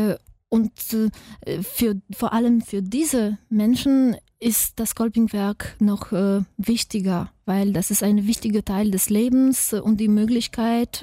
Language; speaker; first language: German; non-native, fluent; Polish